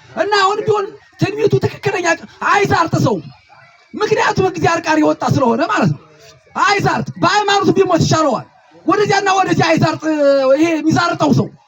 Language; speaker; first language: Amharic; native; Amharic